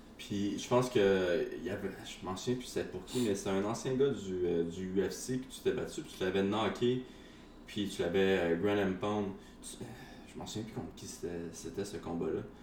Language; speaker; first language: French; native; French